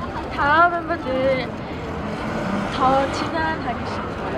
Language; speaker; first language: Korean; non-native, learner; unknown